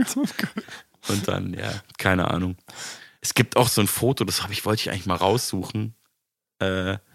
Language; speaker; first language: German; native; German